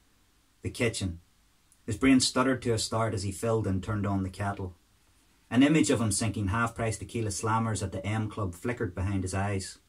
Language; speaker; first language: English; native; English